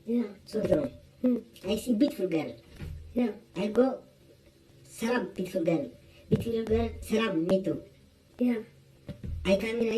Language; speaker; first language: English; non-native, learner; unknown